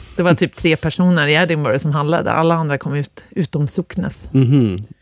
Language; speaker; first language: Swedish; native; Swedish